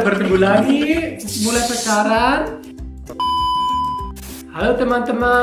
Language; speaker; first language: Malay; non-native, fluent; German